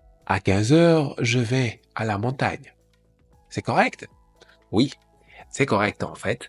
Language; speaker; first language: French; non-native, fluent; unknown